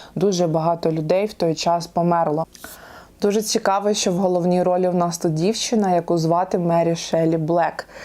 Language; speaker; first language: Ukrainian; non-native, local second language; Russian